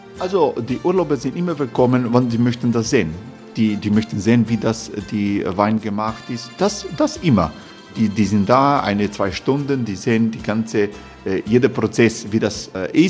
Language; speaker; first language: German; non-native, learner; Croatian